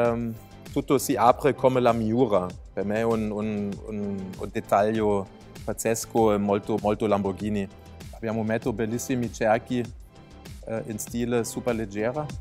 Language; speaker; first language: Italian; non-native, fluent; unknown